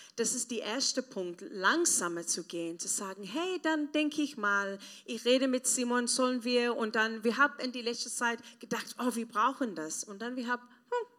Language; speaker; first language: German; non-native, learner; English